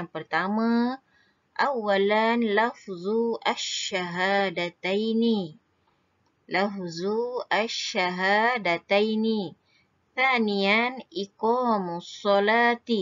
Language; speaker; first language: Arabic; non-native, fluent; Malay